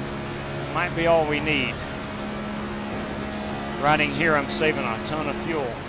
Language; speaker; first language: English; native; English